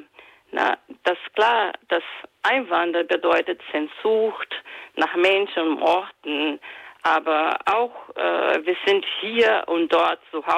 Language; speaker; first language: German; non-native, fluent; Portuguese